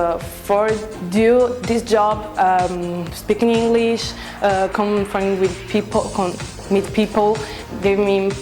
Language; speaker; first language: English; non-native, learner; Italian